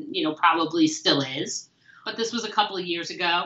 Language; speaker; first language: English; native; English